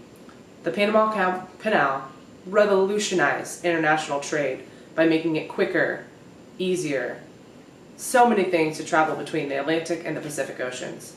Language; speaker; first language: English; native; English